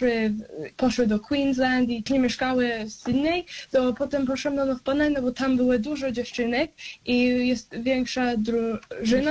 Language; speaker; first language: Polish; early bilingual, heritage; Polish